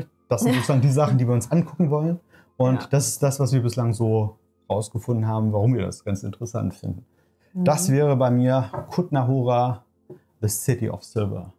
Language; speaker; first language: German; native; German